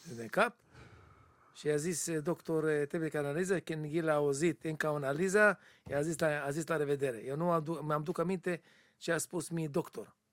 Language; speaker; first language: Romanian; non-native, learner; Hebrew